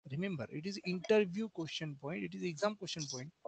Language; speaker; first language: English; non-native, local second language; Marathi